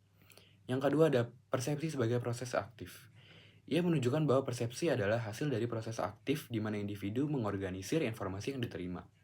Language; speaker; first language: Indonesian; native; Indonesian